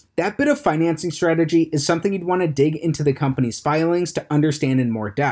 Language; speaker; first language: English; native; English